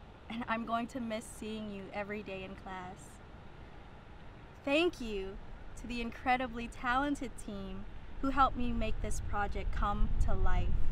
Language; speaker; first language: English; early bilingual, other home language; Vietnamese